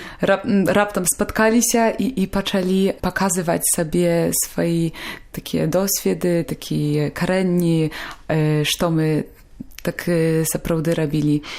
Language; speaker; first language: Belarusian; non-native, local second language; Polish